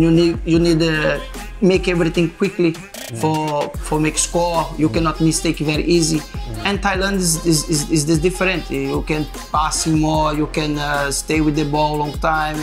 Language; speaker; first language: English; non-native, learner; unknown